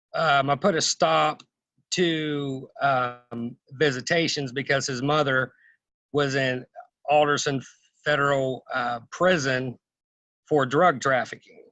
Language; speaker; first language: English; native; English